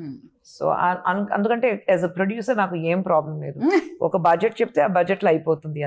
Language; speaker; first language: Telugu; non-native, fluent; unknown